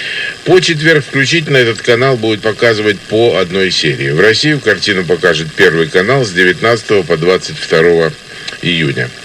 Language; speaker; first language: Russian; native; Russian